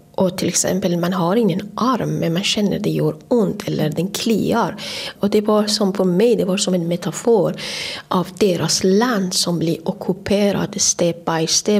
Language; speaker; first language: Swedish; non-native, fluent; Persian